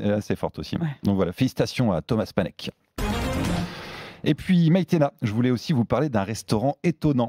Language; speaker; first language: French; native; French